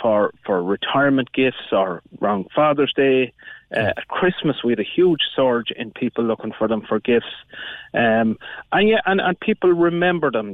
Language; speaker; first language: English; native; English